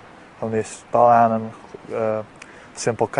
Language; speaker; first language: Dutch; early bilingual, heritage; Dutch